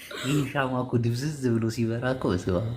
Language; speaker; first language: Arabic; non-native, learner; Amharic